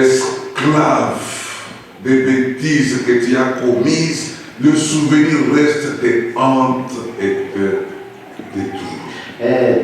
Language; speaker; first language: French; non-native, local second language; Lingala